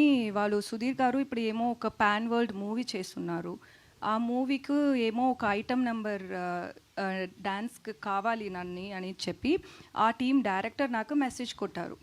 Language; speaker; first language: Telugu; non-native, local second language; Tamil